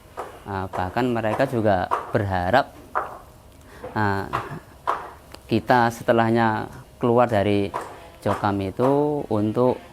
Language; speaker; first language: Indonesian; non-native, local second language; Javanese